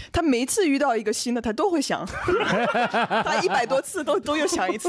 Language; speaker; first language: Chinese; non-native, fluent; French